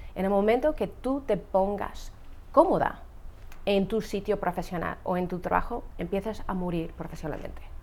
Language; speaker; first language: Spanish; non-native, fluent; English